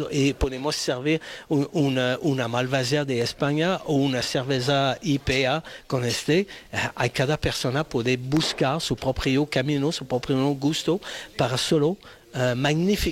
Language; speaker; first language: Spanish; non-native, fluent; English